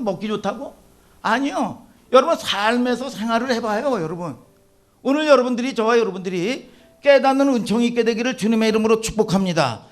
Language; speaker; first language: Korean; native; Korean